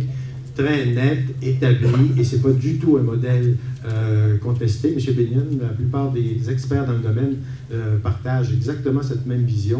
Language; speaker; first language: French; native; French